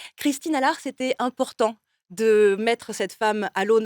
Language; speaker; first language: French; native; French